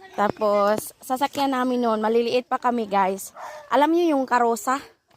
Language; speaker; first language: Filipino; non-native, local second language; Cebuano